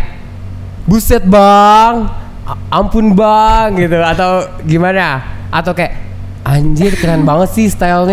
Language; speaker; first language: Indonesian; native; Indonesian